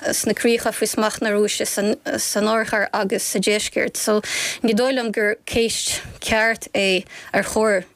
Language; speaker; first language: Irish; non-native, fluent; Ukrainian